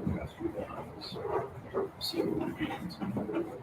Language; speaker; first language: English; native; English